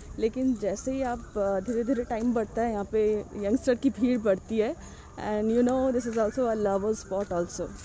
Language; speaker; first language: Hindi; native; Hindi